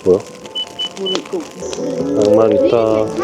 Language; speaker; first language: Korean; native; Korean